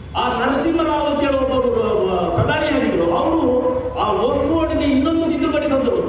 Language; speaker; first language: Kannada; non-native, local second language; Kodava